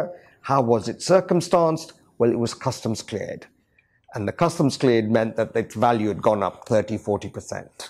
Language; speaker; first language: English; native; English